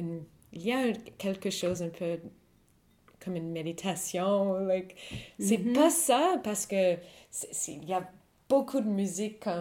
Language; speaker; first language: French; non-native, fluent; English